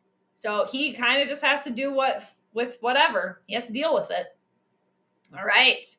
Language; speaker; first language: English; native; English